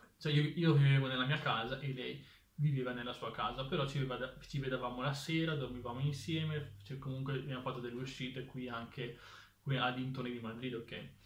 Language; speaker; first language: Italian; native; Italian